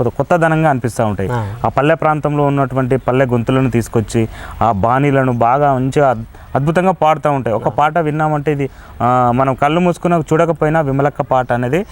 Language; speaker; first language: Telugu; native; Telugu